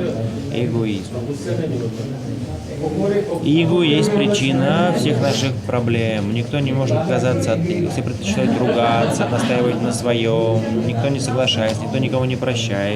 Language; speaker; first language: Russian; native; Russian